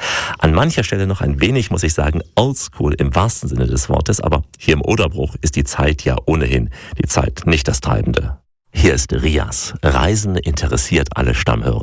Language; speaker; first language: German; native; German